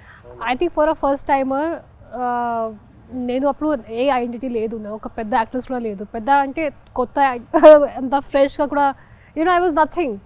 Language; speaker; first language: Telugu; non-native, local second language; Hindi